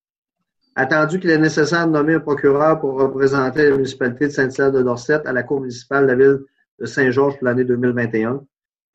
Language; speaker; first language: French; native; French